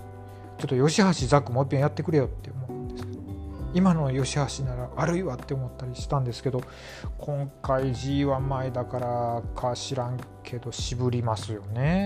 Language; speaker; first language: Japanese; native; Japanese